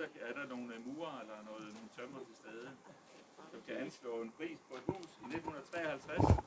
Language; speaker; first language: Danish; early bilingual, other home language; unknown